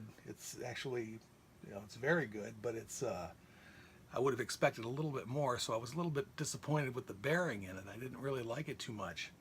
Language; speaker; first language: English; native; English